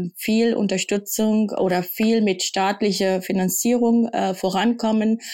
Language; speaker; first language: German; non-native, fluent; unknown